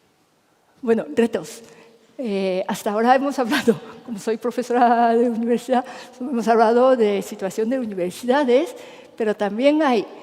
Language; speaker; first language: Spanish; non-native, fluent; Japanese